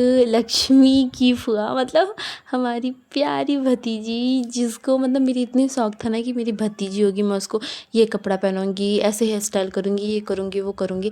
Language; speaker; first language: Hindi; native; Hindi